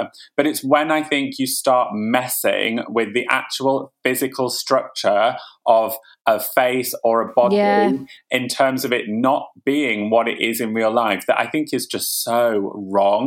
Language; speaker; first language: English; native; English